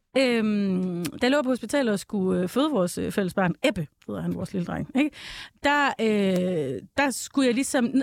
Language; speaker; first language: Danish; native; Danish